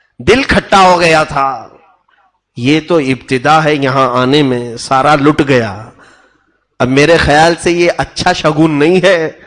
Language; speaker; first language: Urdu; native; Urdu